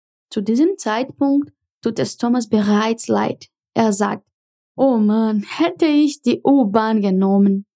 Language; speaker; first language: German; non-native, fluent; Portuguese